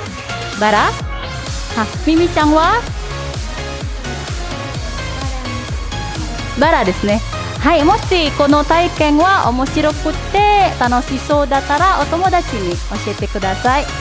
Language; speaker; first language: Japanese; non-native, learner; Indonesian